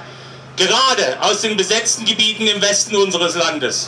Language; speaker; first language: German; native; German